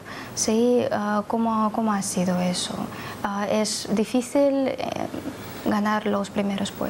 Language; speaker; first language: Spanish; non-native, fluent; Russian